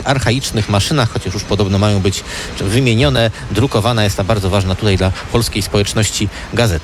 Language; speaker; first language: Polish; native; Polish